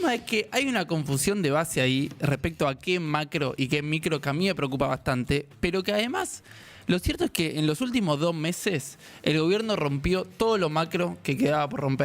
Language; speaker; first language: Spanish; native; Spanish